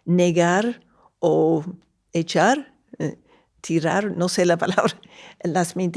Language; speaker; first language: Spanish; non-native, fluent; English